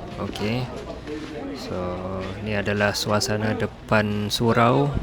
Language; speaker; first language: Malay; non-native, fluent; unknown